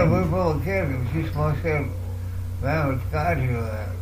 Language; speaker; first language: Estonian; non-native, local second language; Russian